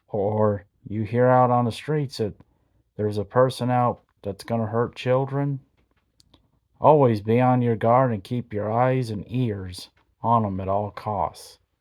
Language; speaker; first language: English; native; English